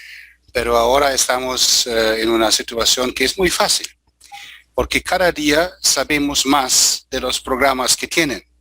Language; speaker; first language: Spanish; non-native, fluent; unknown